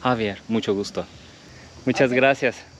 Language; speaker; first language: Spanish; non-native, learner; Turkish